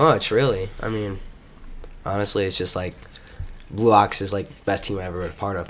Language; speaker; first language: English; native; English